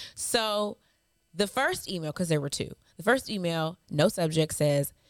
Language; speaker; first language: English; early bilingual, other home language; Yoruba